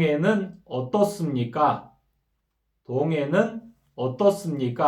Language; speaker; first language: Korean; non-native, fluent; Kyrgyz